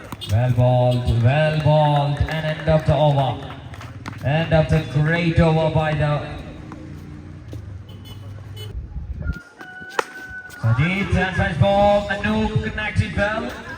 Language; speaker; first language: English; non-native, local second language; Malayalam